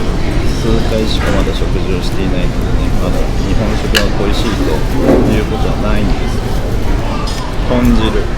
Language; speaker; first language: Japanese; native; Japanese